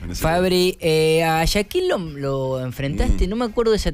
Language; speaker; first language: Spanish; native; Spanish